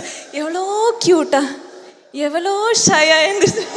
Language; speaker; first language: Tamil; non-native, learner; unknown